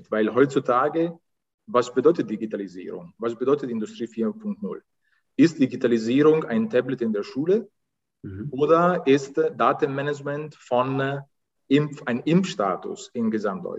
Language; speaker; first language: German; non-native, fluent; Italian